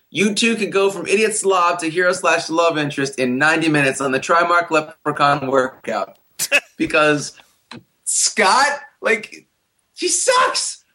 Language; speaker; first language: English; native; English